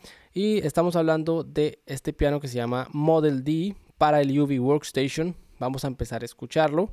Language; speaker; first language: Spanish; native; Spanish